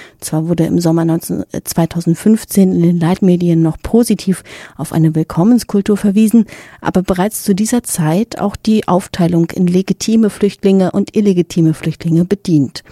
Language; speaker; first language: German; native; German